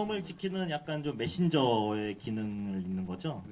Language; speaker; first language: Korean; native; Korean